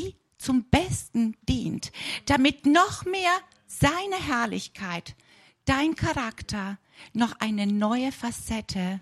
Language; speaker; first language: German; non-native, fluent; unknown